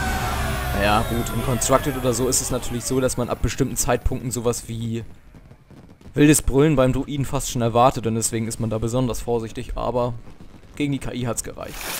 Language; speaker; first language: German; native; German